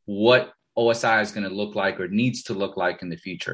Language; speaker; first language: English; early bilingual, other home language; Spanish